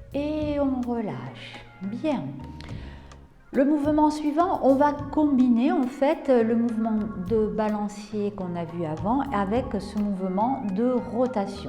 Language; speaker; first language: French; native; French